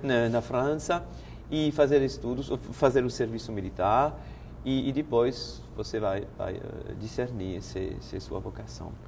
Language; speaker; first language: Portuguese; non-native, fluent; French